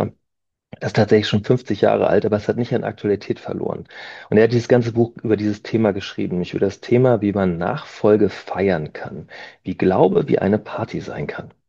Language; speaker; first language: German; native; German